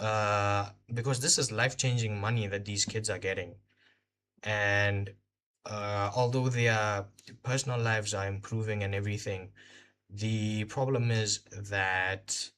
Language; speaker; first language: English; non-native, local second language; Hindi